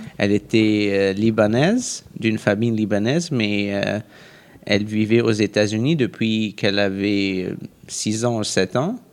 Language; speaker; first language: French; non-native, local second language; Arabic